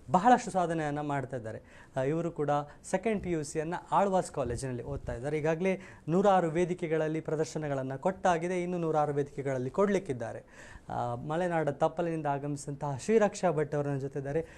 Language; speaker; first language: Kannada; native; Kannada